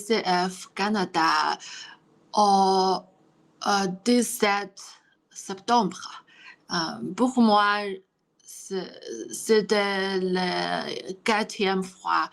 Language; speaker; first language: French; non-native, learner; Chinese